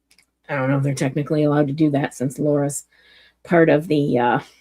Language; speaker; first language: English; native; English